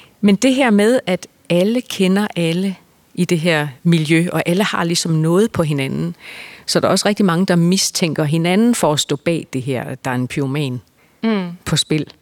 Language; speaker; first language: Danish; native; Danish